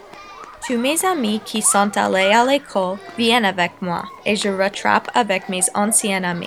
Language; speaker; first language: French; non-native, learner; English